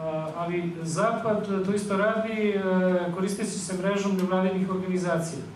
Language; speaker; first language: Bosnian; native; Bosnian